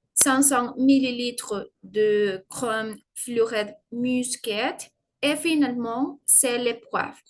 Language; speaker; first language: French; non-native, learner; Spanish